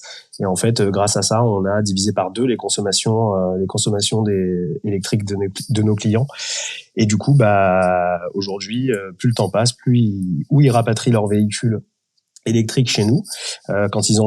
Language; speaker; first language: French; native; French